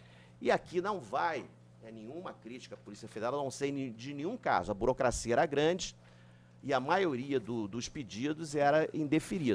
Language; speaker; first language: Portuguese; native; Portuguese